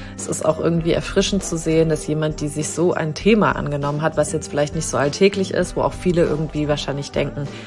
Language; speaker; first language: German; native; German